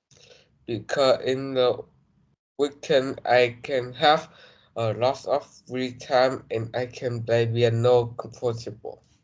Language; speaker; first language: English; non-native, learner; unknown